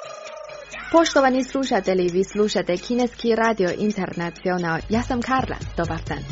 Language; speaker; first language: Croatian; non-native, fluent; Chinese